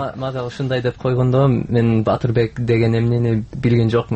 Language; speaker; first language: Kyrgyz; non-native, learner; English